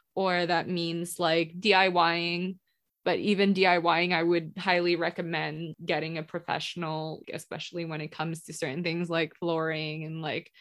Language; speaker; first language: English; non-native, local second language; Indonesian